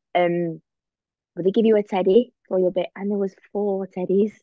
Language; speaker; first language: English; native; English